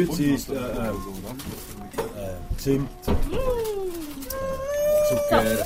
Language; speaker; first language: German; non-native, learner; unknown